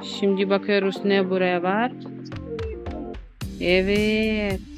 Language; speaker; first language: Turkish; non-native, learner; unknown